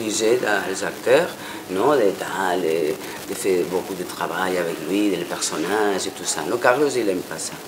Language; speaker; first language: French; non-native, fluent; Spanish